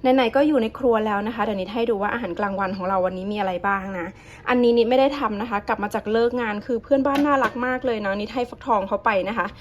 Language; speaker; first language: Thai; native; Thai